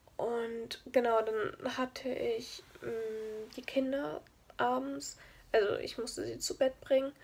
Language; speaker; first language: German; native; German